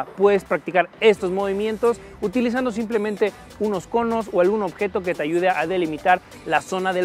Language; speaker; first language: Spanish; native; Spanish